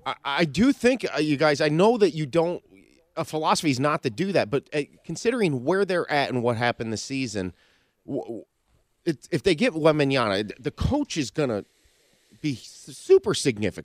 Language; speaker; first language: English; native; English